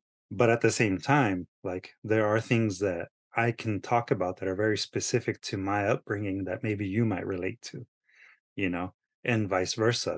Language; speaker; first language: English; early bilingual, other home language; Spanish